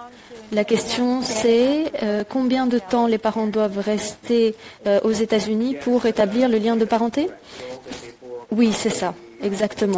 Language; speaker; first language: French; native; French